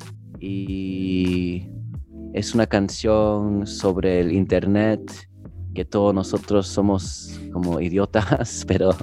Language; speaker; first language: Spanish; early bilingual, heritage; English